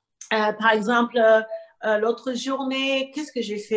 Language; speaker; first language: French; non-native, learner; English